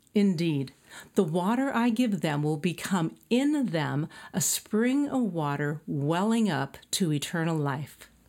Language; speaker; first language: English; native; English